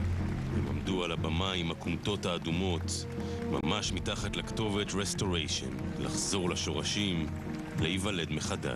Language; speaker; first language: Hebrew; native; Hebrew